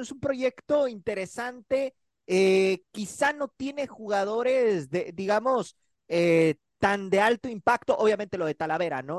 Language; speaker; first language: Spanish; native; Spanish